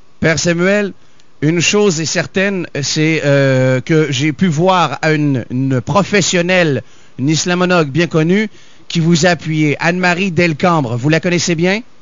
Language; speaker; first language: French; native; French